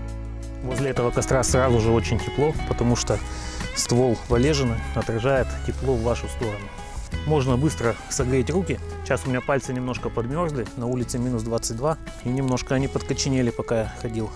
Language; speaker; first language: Russian; native; Russian